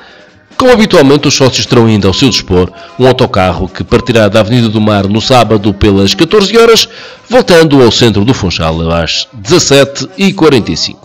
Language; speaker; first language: Portuguese; native; Portuguese